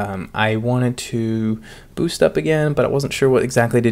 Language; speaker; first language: English; native; English